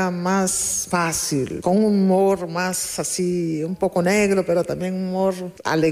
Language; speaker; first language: Spanish; native; Spanish